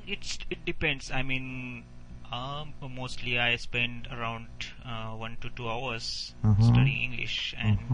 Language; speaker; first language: English; non-native, learner; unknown